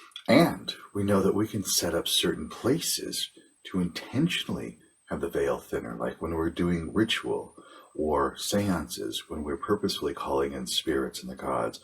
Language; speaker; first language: English; native; English